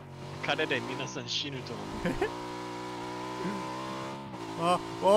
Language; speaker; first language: Japanese; non-native, learner; English